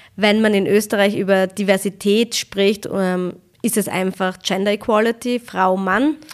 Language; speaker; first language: German; early bilingual, other home language; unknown